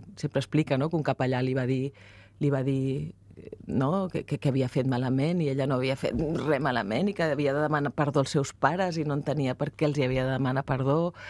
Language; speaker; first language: Catalan; native; Catalan